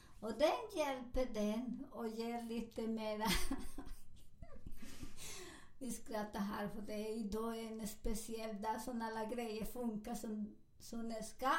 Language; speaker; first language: Swedish; non-native, learner; Spanish